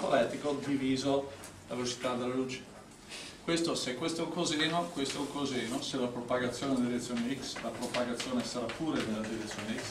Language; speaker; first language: Italian; native; Italian